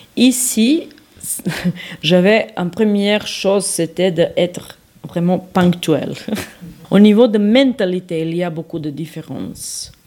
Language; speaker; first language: French; non-native, learner; Serbian